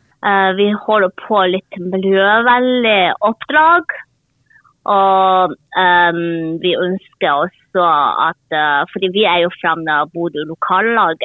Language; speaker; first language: Norwegian; non-native, learner; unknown